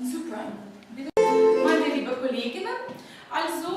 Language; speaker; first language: German; non-native, fluent; Ukrainian